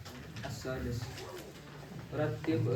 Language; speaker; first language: Arabic; non-native, learner; Kashmiri